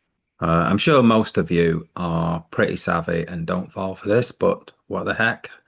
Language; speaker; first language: English; native; English